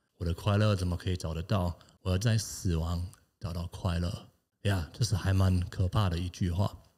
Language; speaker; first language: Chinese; non-native, fluent; German